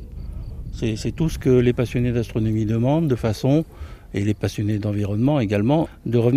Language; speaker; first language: French; native; French